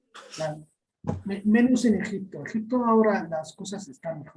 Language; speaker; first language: Spanish; non-native, fluent; Arabic